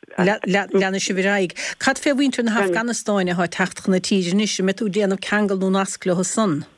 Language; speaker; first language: Irish; native; Irish